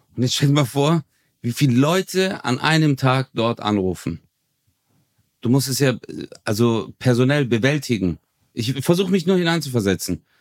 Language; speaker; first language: German; early bilingual, other home language; Turkish